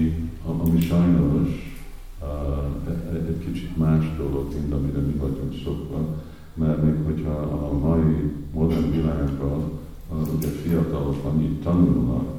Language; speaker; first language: Hungarian; native; Hungarian